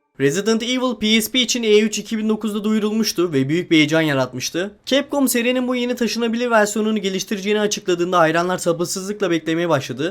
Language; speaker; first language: Turkish; native; Turkish